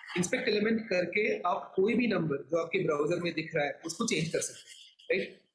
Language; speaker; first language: Hindi; non-native, local second language; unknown